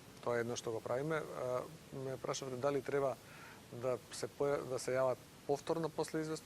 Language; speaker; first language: Macedonian; native; Macedonian